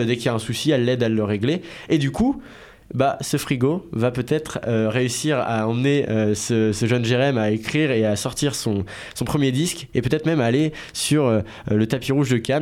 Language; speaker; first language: French; native; French